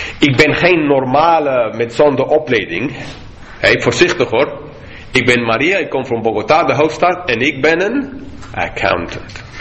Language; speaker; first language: Dutch; non-native, fluent; English